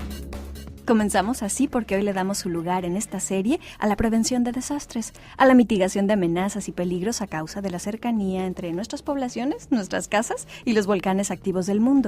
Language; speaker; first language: Spanish; native; Spanish